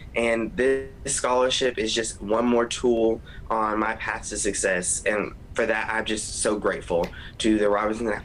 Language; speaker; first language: English; native; English